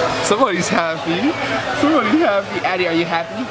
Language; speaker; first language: English; native; English